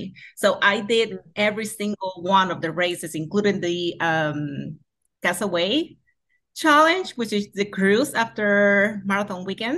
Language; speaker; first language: English; non-native, fluent; Spanish